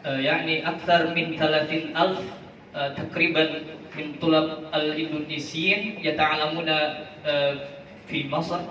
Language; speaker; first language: Arabic; non-native, fluent; Indonesian